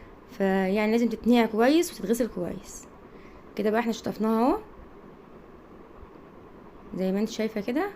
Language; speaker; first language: Arabic; native; Arabic